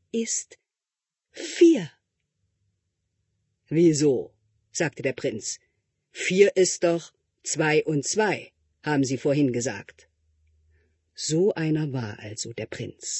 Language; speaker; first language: German; native; German